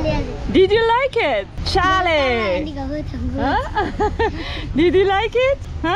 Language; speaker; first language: English; non-native, learner; Turkish